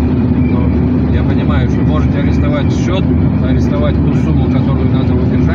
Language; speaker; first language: Russian; native; Russian